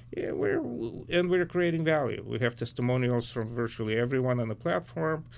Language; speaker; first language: English; early bilingual, other home language; Ukrainian